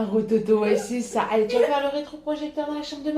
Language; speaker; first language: French; native; French